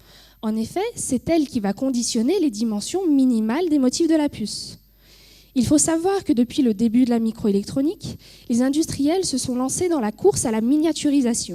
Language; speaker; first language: French; native; French